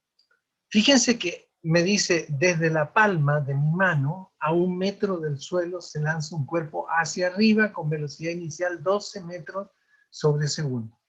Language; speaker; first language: Spanish; native; Spanish